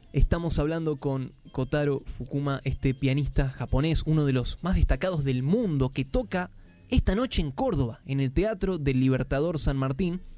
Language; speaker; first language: Spanish; native; Spanish